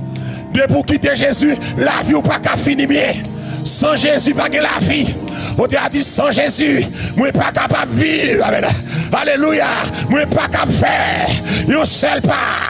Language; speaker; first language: French; non-native, local second language; Haitian Creole